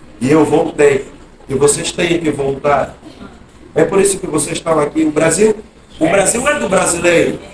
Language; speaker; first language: Portuguese; native; Portuguese